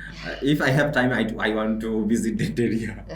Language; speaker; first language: English; non-native, local second language; Bangla